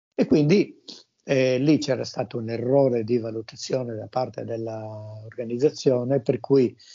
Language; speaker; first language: Italian; native; Italian